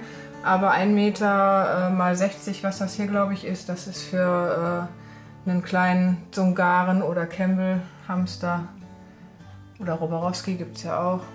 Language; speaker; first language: German; native; German